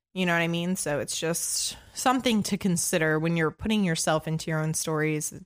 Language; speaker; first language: English; early bilingual, other home language; French